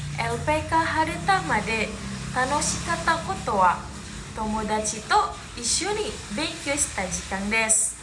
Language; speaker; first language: Japanese; non-native, learner; Indonesian